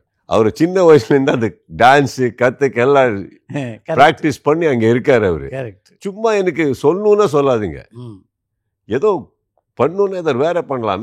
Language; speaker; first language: Tamil; non-native, local second language; Kannada